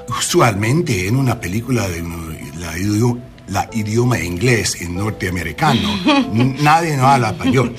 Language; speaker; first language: Spanish; non-native, learner; English